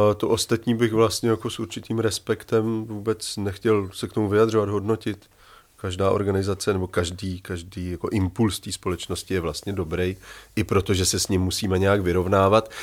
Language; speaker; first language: Czech; native; Czech